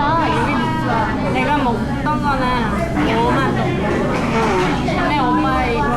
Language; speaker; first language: Korean; non-native, fluent; Vietnamese